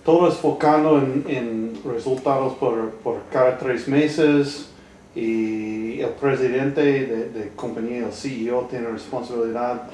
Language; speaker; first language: Spanish; non-native, learner; English